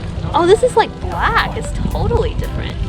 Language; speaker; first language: English; native; English